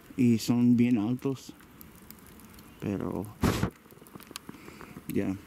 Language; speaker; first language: Spanish; early bilingual, heritage; Spanish